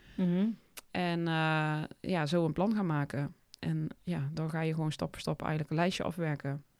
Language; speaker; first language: Dutch; native; Dutch